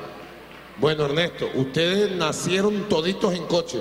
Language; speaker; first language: Spanish; native; Spanish